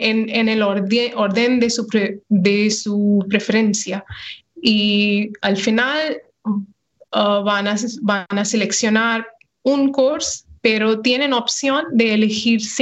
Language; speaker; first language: Spanish; non-native, fluent; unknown